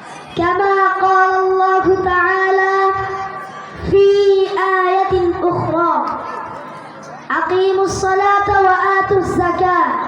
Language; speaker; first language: Arabic; non-native, learner; Bangla